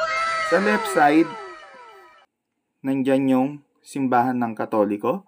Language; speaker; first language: Filipino; native; Filipino